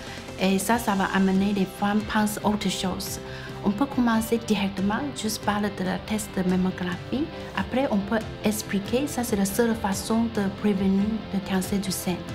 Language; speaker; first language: French; non-native, fluent; Chinese